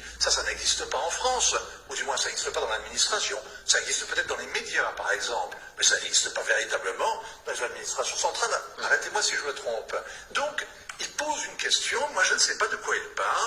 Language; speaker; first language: French; native; French